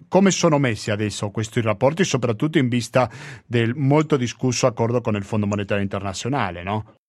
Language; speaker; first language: Italian; non-native, fluent; Spanish